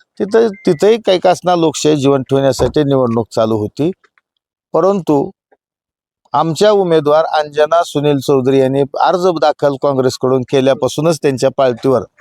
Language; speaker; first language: Marathi; native; Marathi